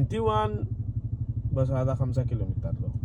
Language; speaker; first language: Arabic; non-native, learner; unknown